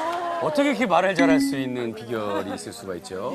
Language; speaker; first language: Korean; native; Korean